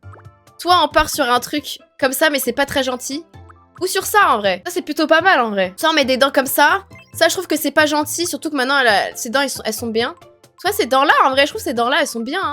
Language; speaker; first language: French; native; French